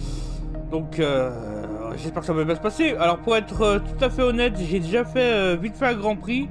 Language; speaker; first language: French; native; French